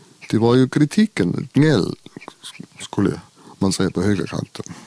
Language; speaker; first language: Swedish; non-native, fluent; German